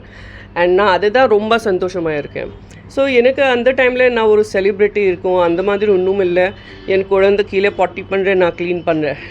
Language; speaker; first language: Tamil; non-native, local second language; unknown